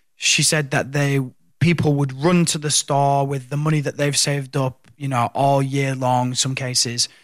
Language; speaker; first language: English; native; English